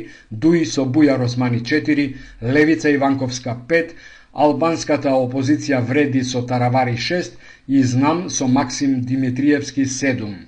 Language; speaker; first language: Macedonian; native; Macedonian